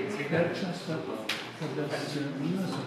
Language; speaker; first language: Russian; non-native, fluent; German